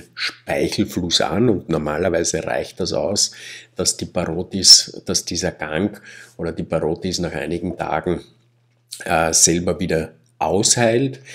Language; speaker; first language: German; native; German